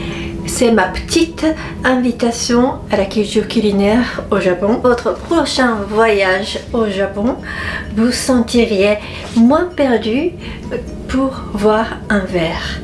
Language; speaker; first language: French; non-native, fluent; Japanese